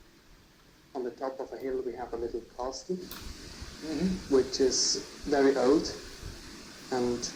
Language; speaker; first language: English; non-native, fluent; Swiss German